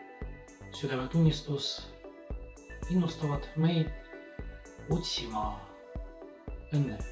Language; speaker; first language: Estonian; non-native, fluent; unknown